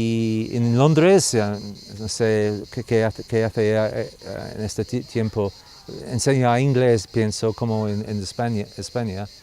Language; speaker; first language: Spanish; non-native, learner; English